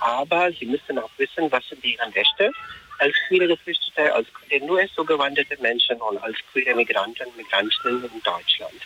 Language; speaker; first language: German; non-native, fluent; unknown